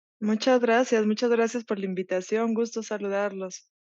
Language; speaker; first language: Spanish; native; Spanish